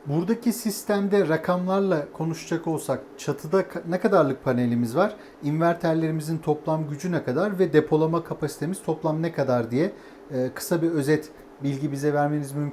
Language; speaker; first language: Turkish; native; Turkish